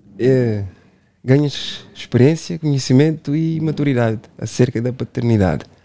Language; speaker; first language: Portuguese; non-native, local second language; Kabuverdianu